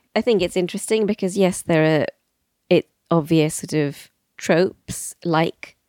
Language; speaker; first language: English; native; English